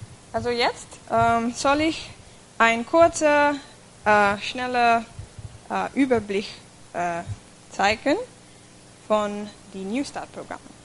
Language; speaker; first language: German; non-native, fluent; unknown